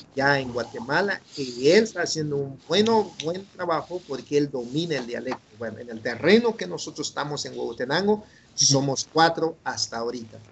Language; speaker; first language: Spanish; non-native, local second language; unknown